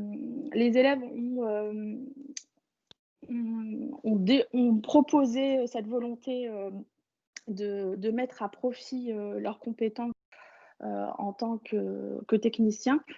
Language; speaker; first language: French; native; French